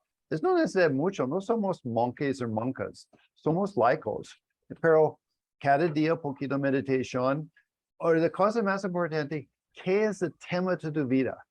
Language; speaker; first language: Spanish; non-native, learner; English